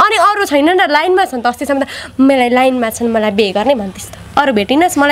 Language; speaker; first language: Nepali; native; Nepali